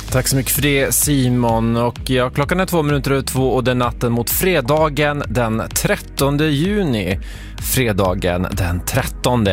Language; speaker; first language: Swedish; native; Swedish